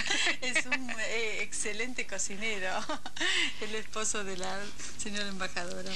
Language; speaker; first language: Spanish; native; Spanish